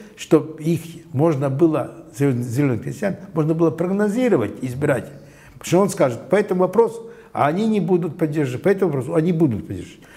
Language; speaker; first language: Russian; non-native, local second language; Latvian